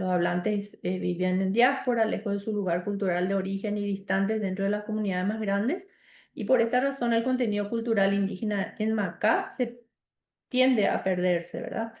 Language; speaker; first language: Spanish; native; Spanish